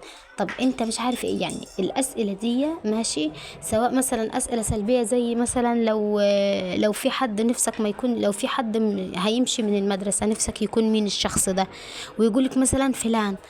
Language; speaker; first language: Arabic; native; Arabic